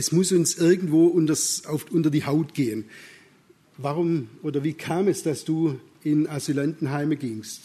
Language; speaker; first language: German; native; German